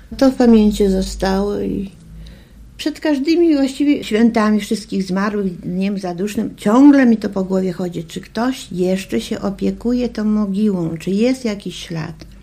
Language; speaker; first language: Polish; native; Polish